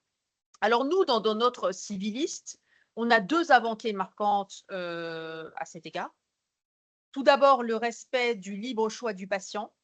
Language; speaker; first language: French; native; French